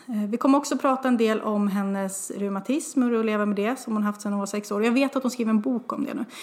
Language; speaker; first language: Swedish; native; Swedish